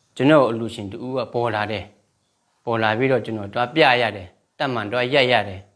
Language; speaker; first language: Burmese; non-native, local second language; Shan